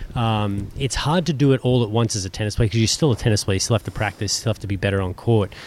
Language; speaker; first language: English; native; English